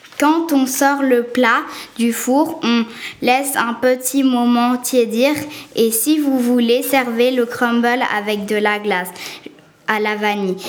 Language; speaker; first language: French; native; French